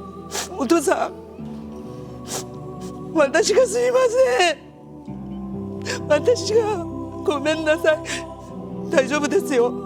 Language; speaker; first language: Japanese; non-native, fluent; Korean